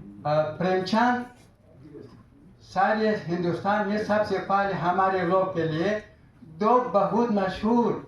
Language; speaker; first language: Hindi; non-native, fluent; Tajik